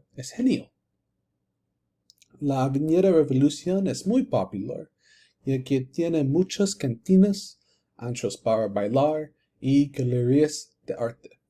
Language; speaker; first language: Spanish; non-native, learner; English